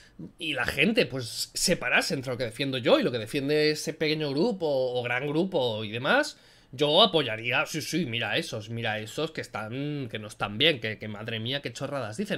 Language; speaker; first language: Spanish; native; Spanish